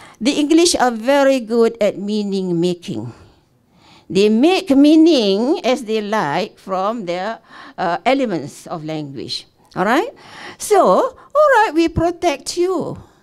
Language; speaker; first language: English; non-native, local second language; Malay